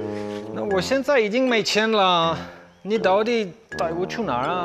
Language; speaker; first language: Chinese; non-native, learner; English